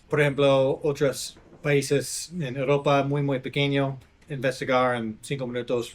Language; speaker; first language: Spanish; non-native, learner; English